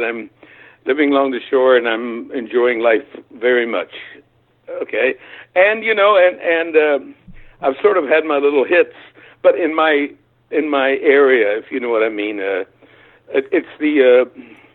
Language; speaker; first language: English; early bilingual, other home language; German